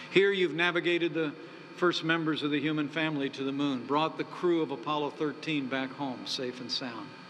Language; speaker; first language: English; native; English